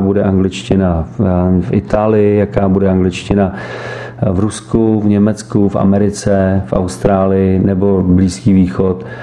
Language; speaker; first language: Czech; native; Czech